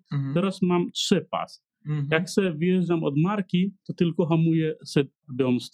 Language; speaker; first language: Polish; non-native, learner; Nepali